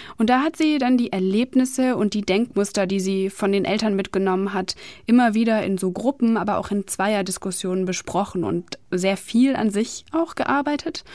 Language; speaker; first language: German; native; German